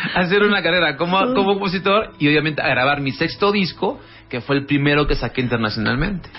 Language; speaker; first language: Spanish; native; Spanish